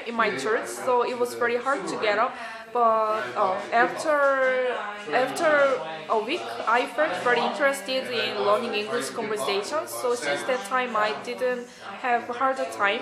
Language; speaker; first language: English; non-native, learner; Korean